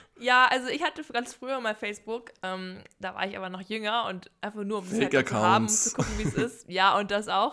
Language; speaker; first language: German; native; German